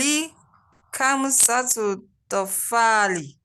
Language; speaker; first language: Arabic; non-native, learner; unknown